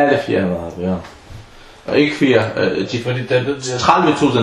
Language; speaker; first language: Danish; non-native, fluent; Arabic